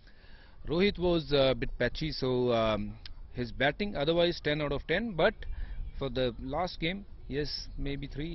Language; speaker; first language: English; non-native, local second language; Punjabi